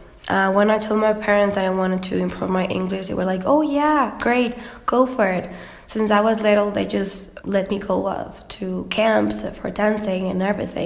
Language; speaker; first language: English; non-native, fluent; Spanish